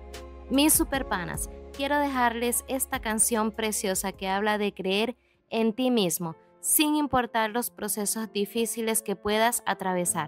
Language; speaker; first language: Spanish; native; Spanish